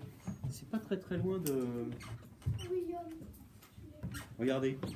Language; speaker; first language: French; native; French